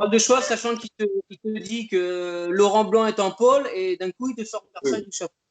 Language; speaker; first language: French; native; French